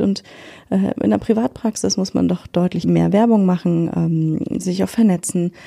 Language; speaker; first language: German; native; German